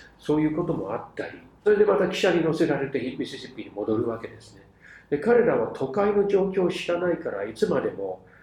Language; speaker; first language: Japanese; non-native, fluent; English